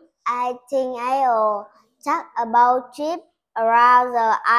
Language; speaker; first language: English; non-native, learner; Vietnamese